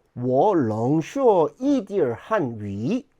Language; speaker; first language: Chinese; non-native, learner; Korean